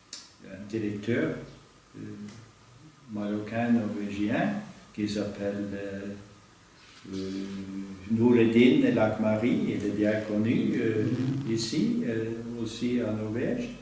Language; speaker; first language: French; non-native, fluent; Norwegian